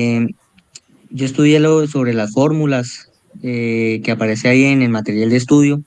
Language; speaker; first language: Spanish; native; Spanish